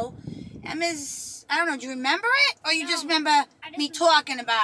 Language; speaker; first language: English; native; English